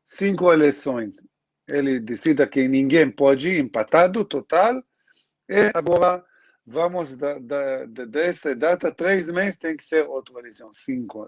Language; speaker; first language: Portuguese; non-native, learner; Hebrew